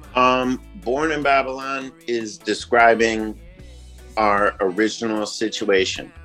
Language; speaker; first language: English; native; English